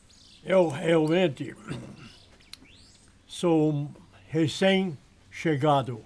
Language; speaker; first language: Portuguese; non-native, learner; English